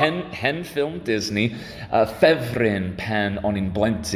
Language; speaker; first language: Welsh; non-native, learner; English